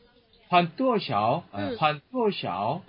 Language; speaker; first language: Chinese; non-native, learner; Korean